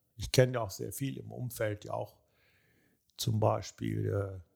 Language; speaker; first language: German; early bilingual, other home language; Turkish